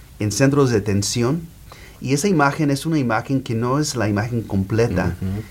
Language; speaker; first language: Spanish; early bilingual, heritage; Spanish